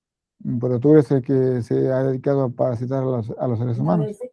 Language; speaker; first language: Spanish; native; Spanish